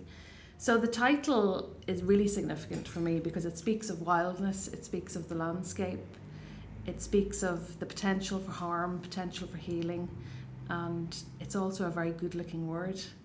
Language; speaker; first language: English; non-native, local second language; Irish